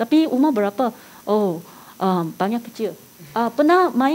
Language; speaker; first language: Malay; non-native, local second language; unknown